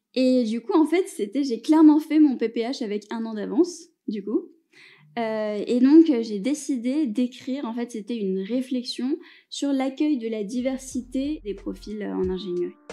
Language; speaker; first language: French; native; French